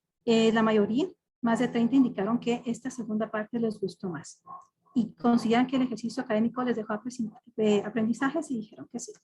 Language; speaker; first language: Spanish; native; Spanish